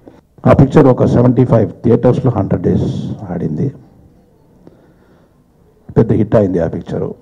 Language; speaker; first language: Telugu; non-native, fluent; Tamil